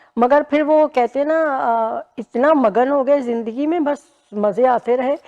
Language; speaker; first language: Urdu; native; Urdu